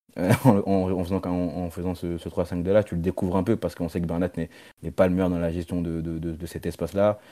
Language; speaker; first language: French; native; French